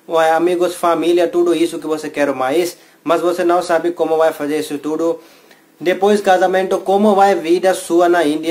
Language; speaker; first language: Portuguese; non-native, learner; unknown